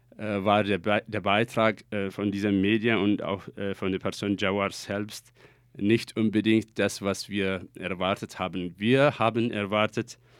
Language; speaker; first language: German; non-native, fluent; Amharic